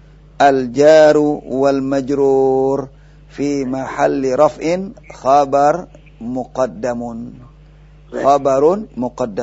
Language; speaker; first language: Arabic; non-native, fluent; Indonesian